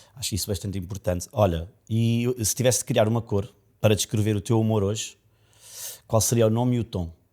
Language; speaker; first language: Portuguese; native; Portuguese